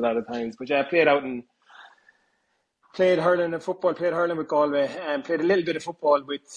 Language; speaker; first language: English; native; English